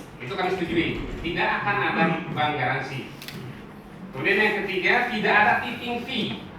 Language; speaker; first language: Indonesian; native; Indonesian